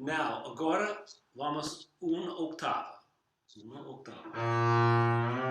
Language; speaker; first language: Portuguese; non-native, learner; English